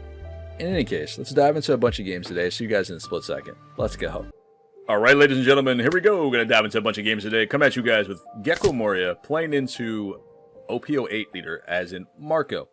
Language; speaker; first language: English; native; English